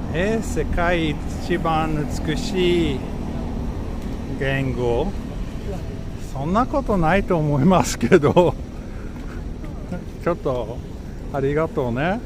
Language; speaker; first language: Japanese; non-native, fluent; Swedish